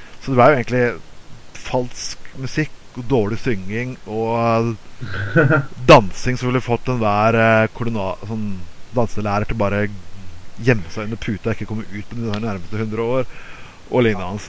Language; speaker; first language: Norwegian; native; Norwegian